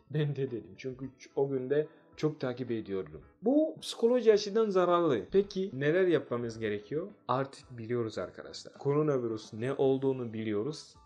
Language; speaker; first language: Turkish; non-native, fluent; Swahili